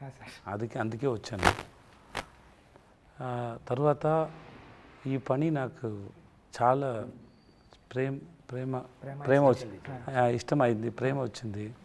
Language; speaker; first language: Telugu; non-native, learner; Tamil